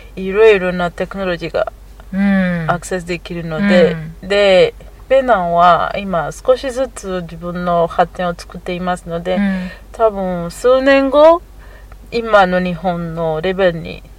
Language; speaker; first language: Japanese; non-native, fluent; Fon